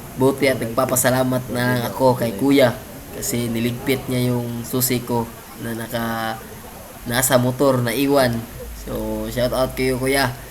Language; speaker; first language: Filipino; non-native, local second language; Cebuano